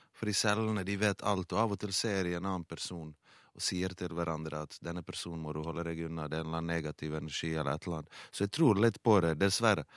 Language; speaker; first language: Norwegian; early bilingual, other home language; Bosnian